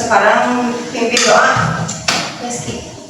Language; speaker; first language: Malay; non-native, local second language; Sundanese